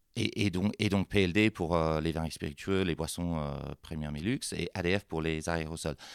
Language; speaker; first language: French; non-native, fluent; English